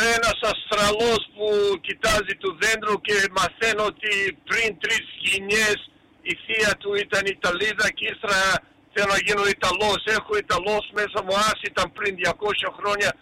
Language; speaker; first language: Greek; early bilingual, heritage; Greek